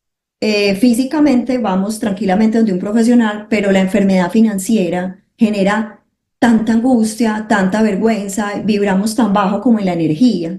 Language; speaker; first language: Spanish; native; Spanish